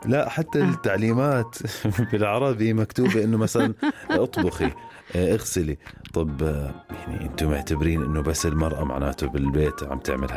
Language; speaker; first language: Arabic; native; Arabic